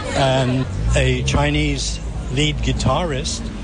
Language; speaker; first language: English; early bilingual, other home language; Swedish